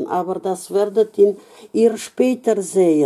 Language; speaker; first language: German; non-native, fluent; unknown